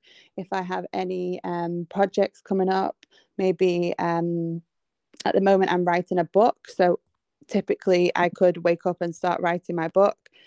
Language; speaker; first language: English; native; English